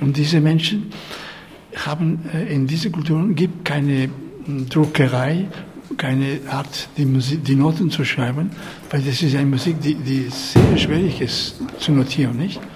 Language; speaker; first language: German; non-native, fluent; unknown